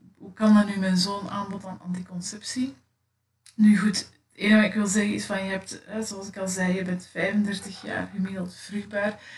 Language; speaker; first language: Dutch; native; Dutch